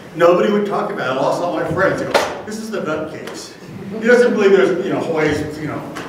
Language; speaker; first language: English; native; English